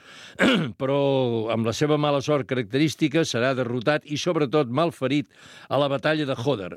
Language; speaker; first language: Catalan; native; Catalan